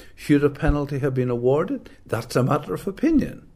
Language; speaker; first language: English; native; English